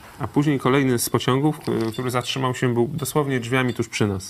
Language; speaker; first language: Polish; native; Polish